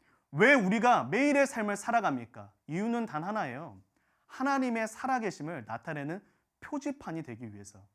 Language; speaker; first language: Korean; native; Korean